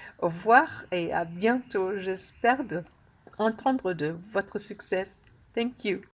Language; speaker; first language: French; non-native, learner; German